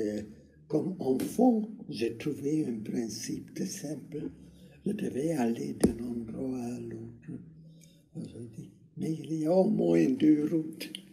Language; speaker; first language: French; non-native, learner; Hungarian